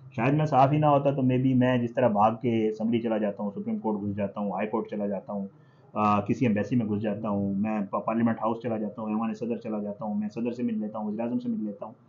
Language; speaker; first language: Urdu; non-native, local second language; Saraiki